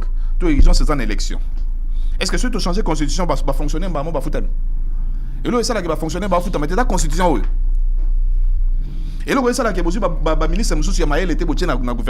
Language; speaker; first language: French; non-native, local second language; Lingala